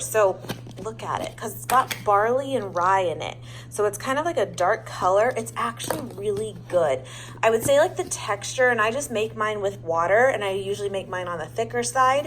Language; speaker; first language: English; native; English